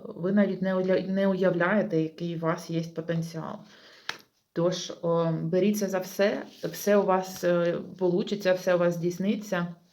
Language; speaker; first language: Ukrainian; non-native, local second language; Russian